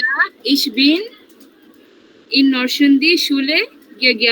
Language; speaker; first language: German; non-native, learner; Bangla